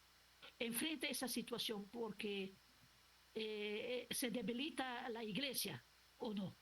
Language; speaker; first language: Spanish; non-native, local second language; Papiamento